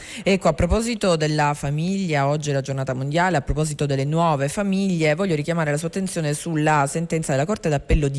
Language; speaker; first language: Italian; native; Italian